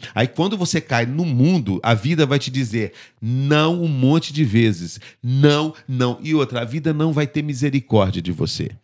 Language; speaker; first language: Portuguese; native; Portuguese